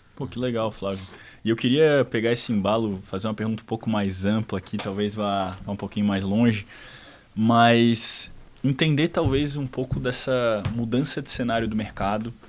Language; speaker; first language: Portuguese; native; Portuguese